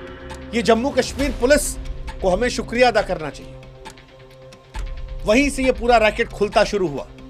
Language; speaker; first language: Hindi; native; Hindi